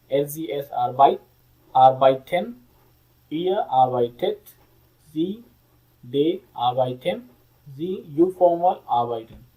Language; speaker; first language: German; non-native, learner; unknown